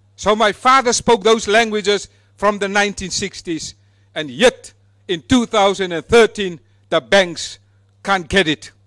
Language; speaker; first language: English; non-native, local second language; Afrikaans